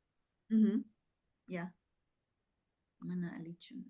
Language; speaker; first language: Spanish; non-native, fluent; German